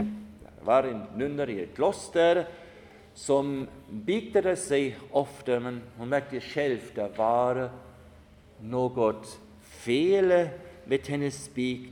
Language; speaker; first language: Swedish; non-native, fluent; German